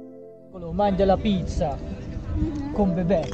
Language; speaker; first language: Italian; non-native, local second language; Filipino